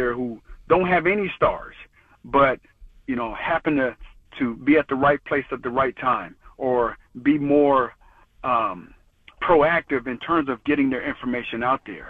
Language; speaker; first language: English; native; English